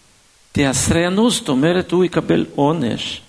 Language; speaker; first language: Hebrew; non-native, fluent; Russian